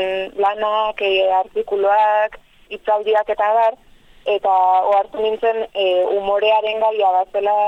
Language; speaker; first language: Basque; native; Basque